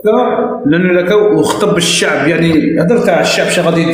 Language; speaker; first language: Arabic; native; Arabic